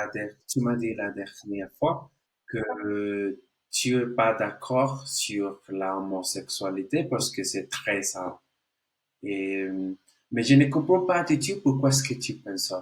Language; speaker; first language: French; non-native, learner; Spanish